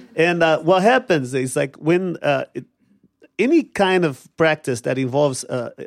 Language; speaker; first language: English; non-native, fluent; Portuguese